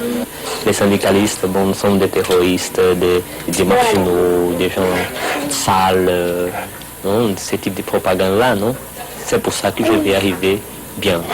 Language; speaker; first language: French; non-native, fluent; Portuguese